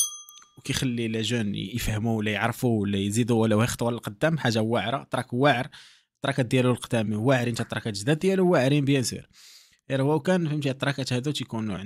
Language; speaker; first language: Arabic; native; Arabic